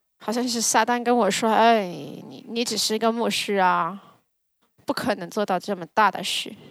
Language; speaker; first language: Chinese; early bilingual, heritage; Chinese